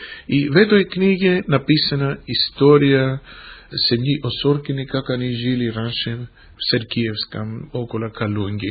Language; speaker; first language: Russian; non-native, fluent; Greek